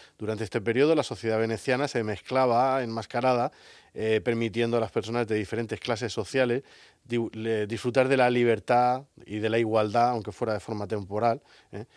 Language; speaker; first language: Spanish; native; Spanish